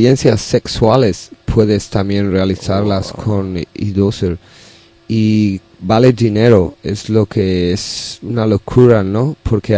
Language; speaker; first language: Spanish; non-native, learner; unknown